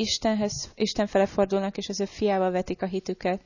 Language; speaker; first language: Hungarian; native; Hungarian